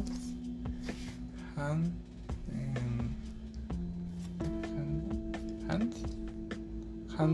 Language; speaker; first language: English; non-native, learner; Spanish